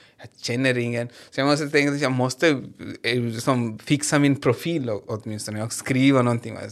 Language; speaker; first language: Swedish; non-native, fluent; Hindi